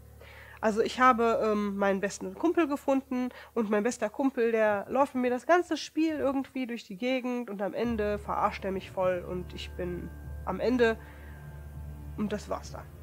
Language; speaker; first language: German; native; German